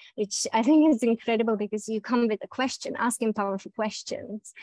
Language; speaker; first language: English; native; English